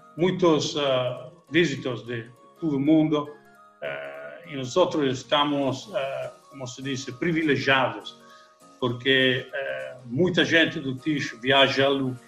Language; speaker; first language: Portuguese; non-native, learner; Italian